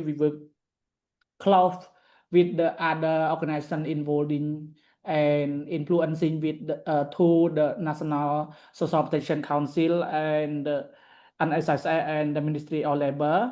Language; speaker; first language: English; non-native, learner; Khmer